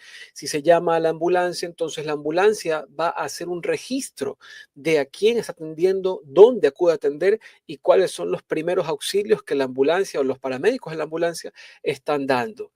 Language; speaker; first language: Spanish; native; Spanish